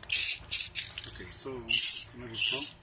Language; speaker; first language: English; early bilingual, other home language; Spanish